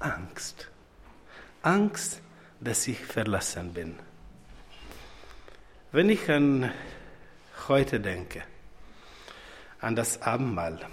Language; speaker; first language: German; non-native, fluent; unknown